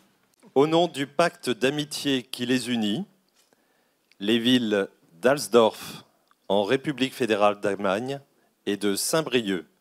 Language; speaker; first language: French; native; French